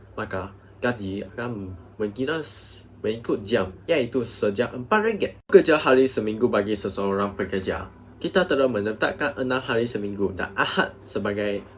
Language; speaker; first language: Malay; non-native, local second language; Chinese